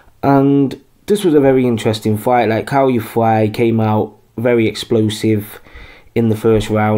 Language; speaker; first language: English; native; English